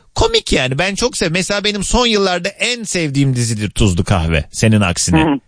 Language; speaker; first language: Turkish; native; Turkish